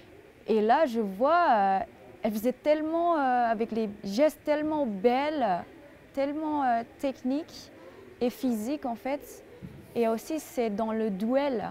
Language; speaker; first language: French; non-native, fluent; Indonesian